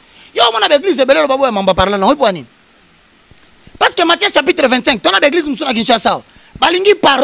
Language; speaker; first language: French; non-native, local second language; Lingala